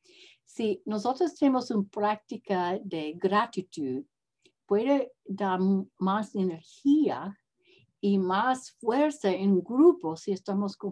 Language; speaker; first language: Spanish; non-native, learner; English